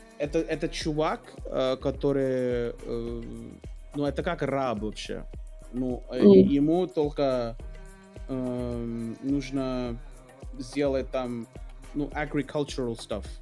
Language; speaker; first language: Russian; non-native, learner; English